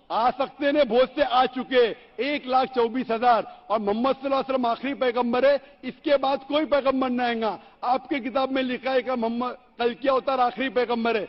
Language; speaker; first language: Hindi; non-native, local second language; Konkani